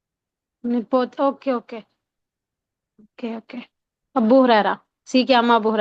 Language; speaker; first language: Italian; non-native, learner; Urdu